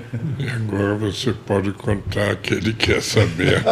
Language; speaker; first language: Portuguese; non-native, fluent; German